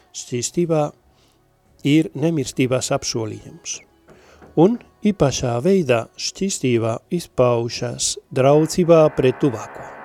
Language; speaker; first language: Latvian; non-native, learner; Spanish